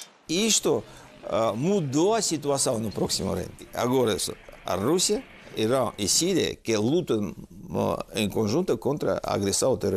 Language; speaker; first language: Portuguese; non-native, fluent; Russian